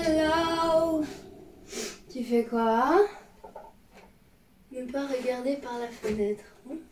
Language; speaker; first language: French; native; French